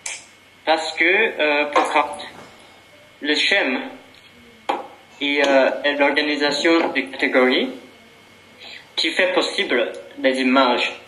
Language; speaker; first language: French; non-native, fluent; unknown